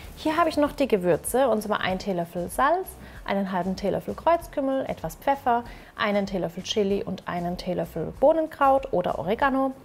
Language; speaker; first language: German; early bilingual, other home language; Turkish